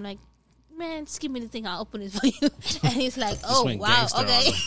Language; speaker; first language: English; non-native, local second language; Dutch